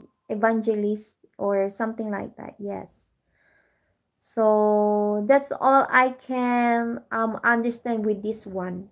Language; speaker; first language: English; non-native, local second language; Filipino